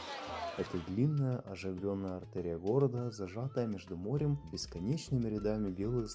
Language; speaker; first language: Russian; native; Russian